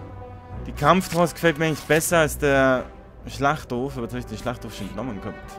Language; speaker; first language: German; native; German